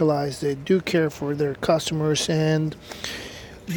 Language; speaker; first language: English; non-native, fluent; Spanish